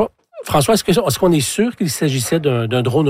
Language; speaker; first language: French; native; French